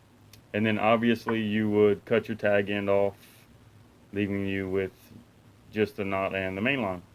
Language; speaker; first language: English; native; English